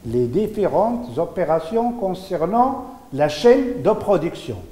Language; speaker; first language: French; non-native, local second language; Arabic